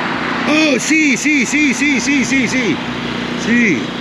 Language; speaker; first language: Spanish; non-native, learner; English